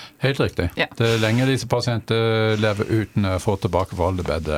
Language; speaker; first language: Norwegian; non-native, fluent; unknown